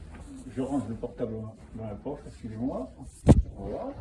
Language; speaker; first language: French; native; French